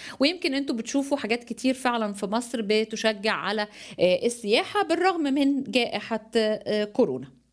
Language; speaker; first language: Arabic; native; Arabic